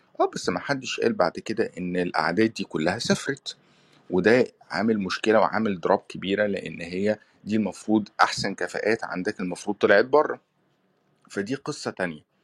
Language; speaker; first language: Arabic; native; Arabic